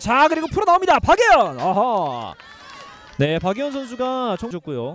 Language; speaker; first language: Korean; native; Korean